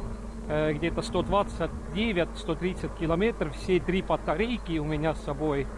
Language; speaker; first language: Russian; non-native, local second language; Estonian